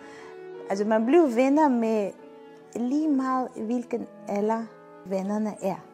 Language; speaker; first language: Danish; non-native, fluent; Armenian